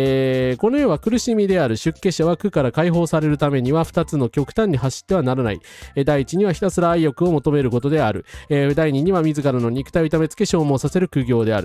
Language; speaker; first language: Japanese; native; Japanese